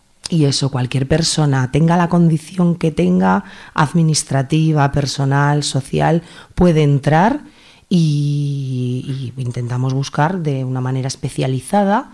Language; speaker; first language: Spanish; native; Spanish